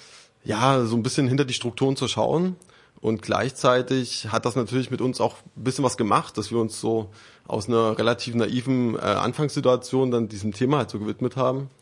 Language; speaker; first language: German; native; German